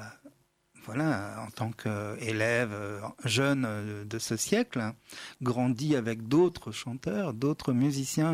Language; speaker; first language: French; native; French